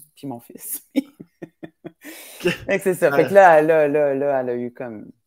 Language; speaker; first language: French; native; French